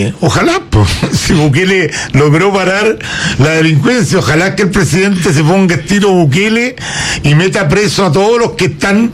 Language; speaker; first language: Spanish; native; Spanish